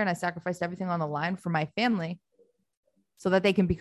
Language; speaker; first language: English; early bilingual, other home language; Albanian